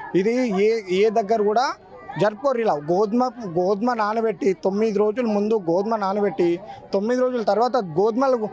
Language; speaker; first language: Telugu; non-native, local second language; Lambadi